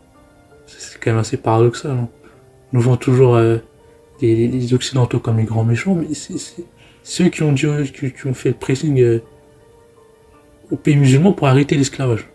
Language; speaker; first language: French; native; French